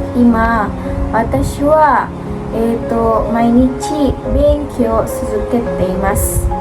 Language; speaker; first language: Japanese; non-native, learner; Indonesian